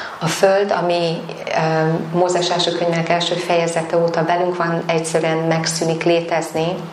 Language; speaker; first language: Hungarian; native; Hungarian